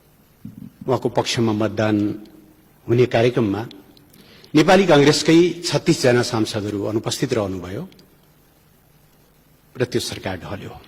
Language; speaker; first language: Nepali; native; Nepali